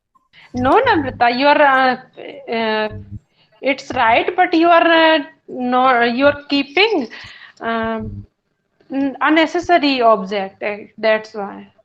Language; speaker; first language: English; non-native, learner; Hindi